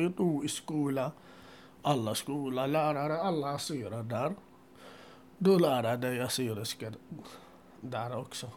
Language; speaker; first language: Swedish; non-native, learner; Assyrian Neo-Aramaic